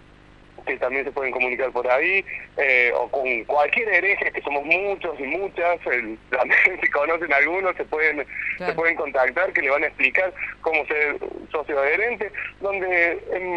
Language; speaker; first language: Spanish; native; Spanish